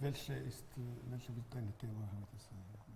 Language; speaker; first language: German; non-native, fluent; Albanian